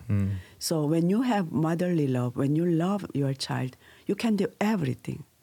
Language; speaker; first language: English; non-native, learner; Korean